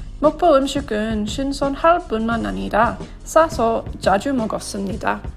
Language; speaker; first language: Korean; non-native, learner; English